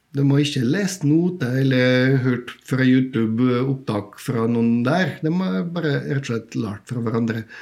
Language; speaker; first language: Norwegian; non-native, fluent; Bulgarian